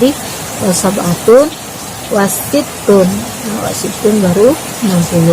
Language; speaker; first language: Arabic; non-native, learner; Indonesian